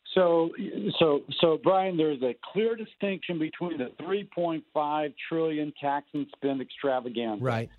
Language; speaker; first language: English; native; English